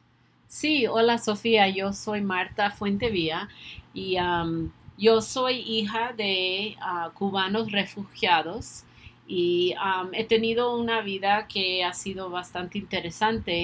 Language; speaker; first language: Spanish; early bilingual, other home language; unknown